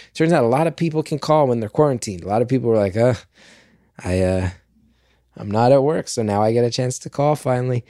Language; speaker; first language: English; native; English